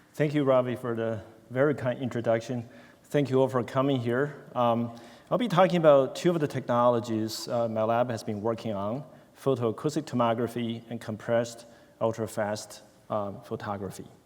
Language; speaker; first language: English; non-native, fluent; Chinese